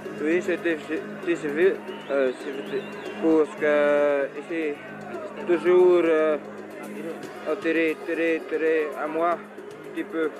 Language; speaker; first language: French; non-native, learner; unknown